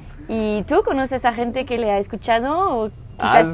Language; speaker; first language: Spanish; non-native, learner; French